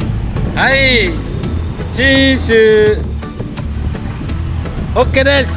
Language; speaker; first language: Japanese; non-native, learner; Indonesian